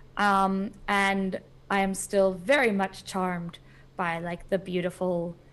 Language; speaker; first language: English; native; English